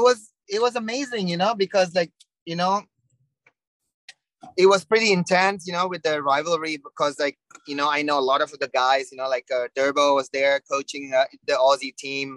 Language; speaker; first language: English; non-native, fluent; Indonesian